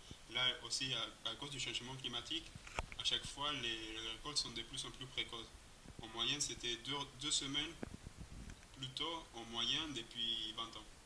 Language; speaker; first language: French; non-native, fluent; Spanish